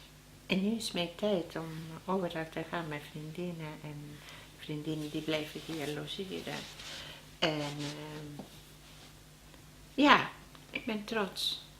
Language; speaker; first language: Dutch; non-native, learner; Spanish